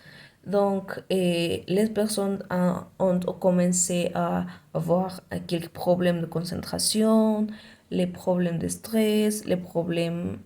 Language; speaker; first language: French; non-native, learner; Spanish